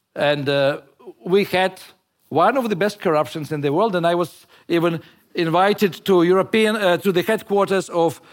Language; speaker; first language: English; non-native, fluent; Russian